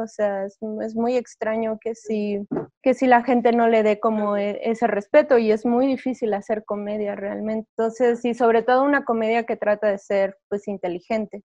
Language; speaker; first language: Spanish; native; Spanish